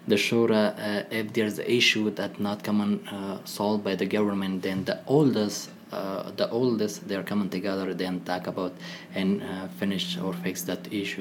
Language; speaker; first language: English; non-native, learner; Persian